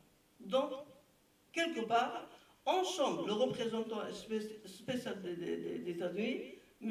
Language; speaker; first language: French; non-native, fluent; Persian